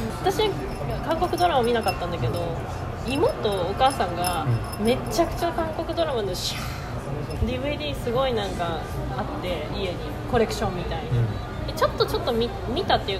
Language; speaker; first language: Japanese; native; Japanese